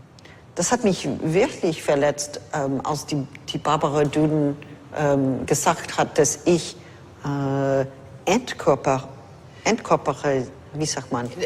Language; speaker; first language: German; non-native, fluent; English